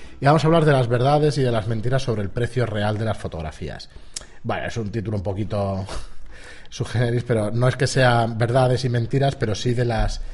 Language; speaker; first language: Spanish; native; Spanish